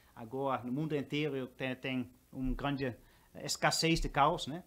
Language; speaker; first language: Portuguese; non-native, fluent; Dutch